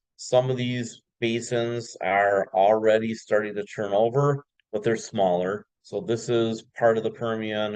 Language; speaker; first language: English; native; English